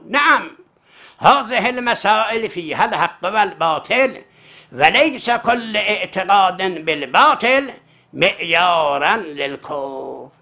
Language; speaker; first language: Arabic; non-native, fluent; Azerbaijani